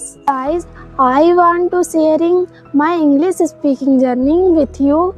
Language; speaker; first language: English; non-native, learner; Hindi